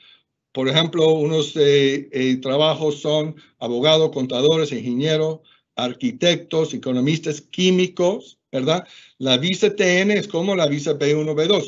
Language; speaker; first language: Spanish; non-native, fluent; English